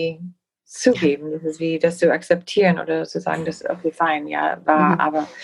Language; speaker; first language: German; non-native, fluent; English